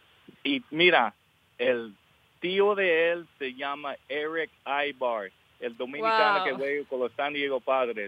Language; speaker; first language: Spanish; early bilingual, heritage; English